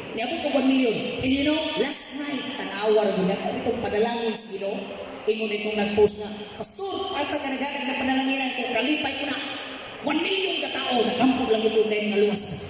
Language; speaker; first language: Cebuano; native; Cebuano